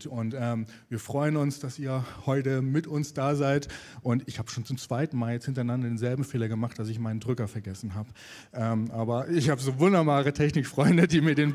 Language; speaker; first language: German; native; German